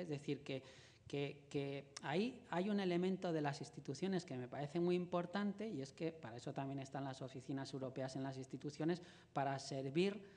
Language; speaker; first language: Spanish; native; Spanish